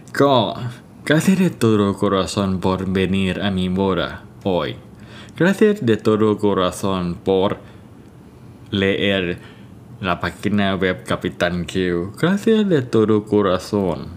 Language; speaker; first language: Spanish; non-native, learner; Thai